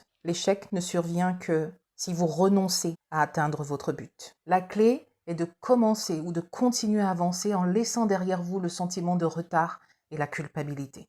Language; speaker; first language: French; native; French